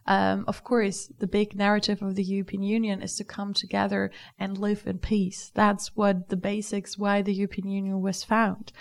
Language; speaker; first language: English; non-native, fluent; German